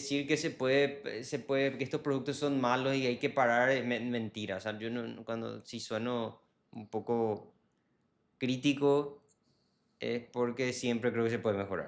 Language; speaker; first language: Spanish; native; Spanish